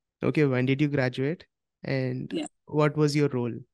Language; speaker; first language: English; non-native, local second language; Hindi